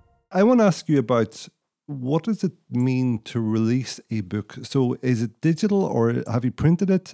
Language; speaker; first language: English; native; English